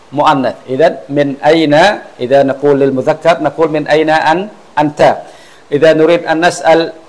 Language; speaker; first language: Arabic; non-native, fluent; Khmer